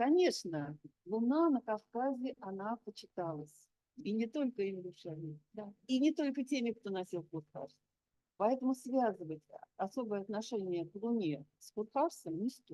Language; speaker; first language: Russian; native; Russian